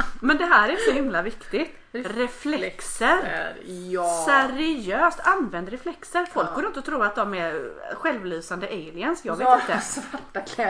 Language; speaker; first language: Swedish; native; Swedish